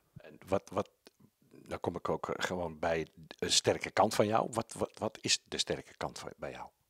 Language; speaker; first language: Dutch; native; Dutch